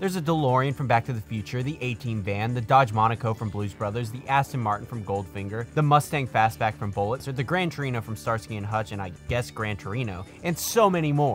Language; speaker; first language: English; native; English